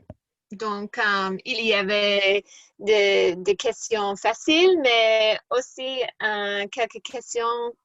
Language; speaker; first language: French; non-native, learner; English